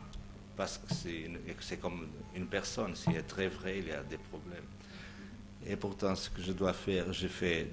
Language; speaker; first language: French; non-native, fluent; Portuguese